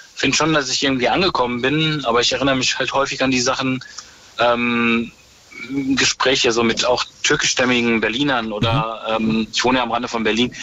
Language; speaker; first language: German; native; German